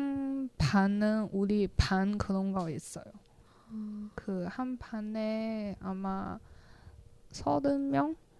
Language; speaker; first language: Korean; non-native, learner; Chinese